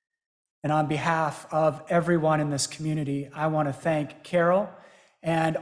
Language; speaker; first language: English; native; English